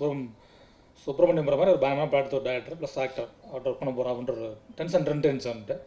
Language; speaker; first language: Tamil; native; Tamil